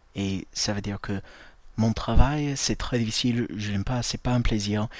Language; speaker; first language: French; non-native, fluent; English